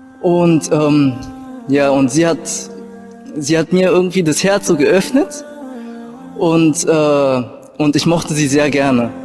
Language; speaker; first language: German; early bilingual, other home language; Japanese